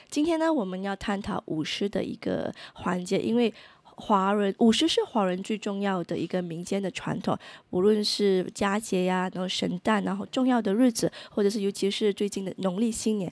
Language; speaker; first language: Chinese; native; Chinese